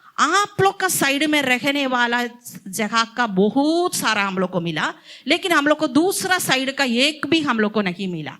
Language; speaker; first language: Hindi; non-native, local second language; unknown